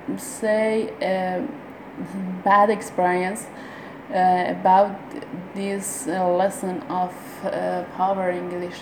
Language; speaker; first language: English; non-native, learner; Persian